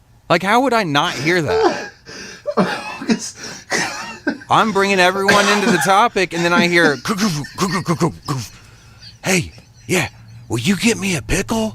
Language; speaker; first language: English; native; English